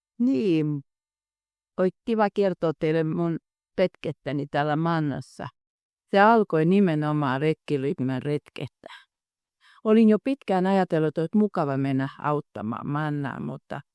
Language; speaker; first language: Finnish; native; Finnish